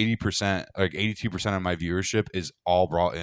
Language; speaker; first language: English; native; English